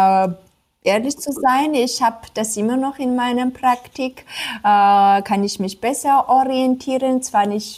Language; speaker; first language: German; non-native, fluent; Georgian